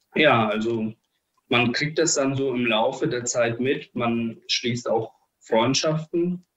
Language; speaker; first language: German; early bilingual, other home language; Russian